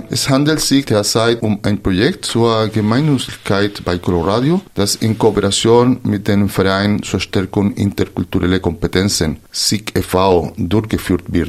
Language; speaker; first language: German; non-native, fluent; Spanish